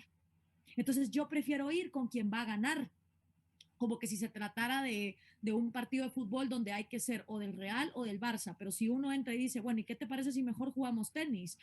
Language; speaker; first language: Spanish; native; Spanish